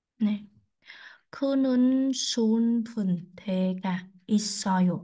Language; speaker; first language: Korean; non-native, learner; Vietnamese